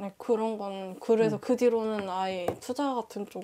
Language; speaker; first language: Korean; native; Korean